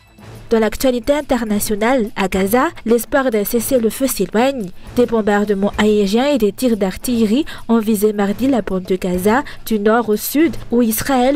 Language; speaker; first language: French; non-native, local second language; Malagasy